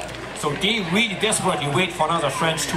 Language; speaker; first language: English; non-native, fluent; German